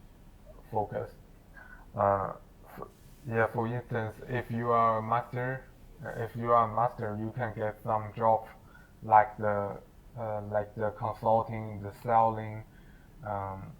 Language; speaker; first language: English; non-native, learner; Chinese